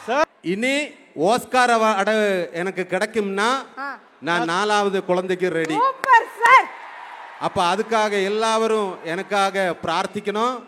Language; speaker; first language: Tamil; non-native, local second language; Malayalam